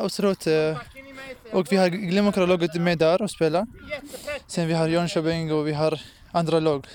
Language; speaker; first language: Swedish; non-native, fluent; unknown